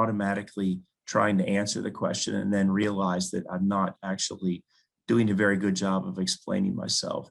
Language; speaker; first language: English; native; English